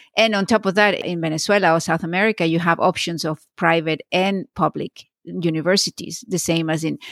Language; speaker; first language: English; non-native, fluent; Spanish